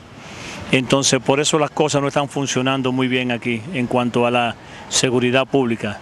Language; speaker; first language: Spanish; native; Spanish